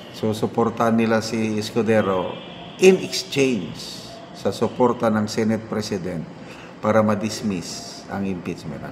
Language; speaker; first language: Filipino; native; Filipino